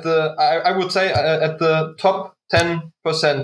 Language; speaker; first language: English; non-native, learner; German